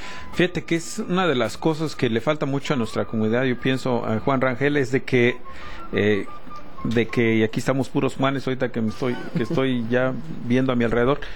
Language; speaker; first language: Spanish; native; Spanish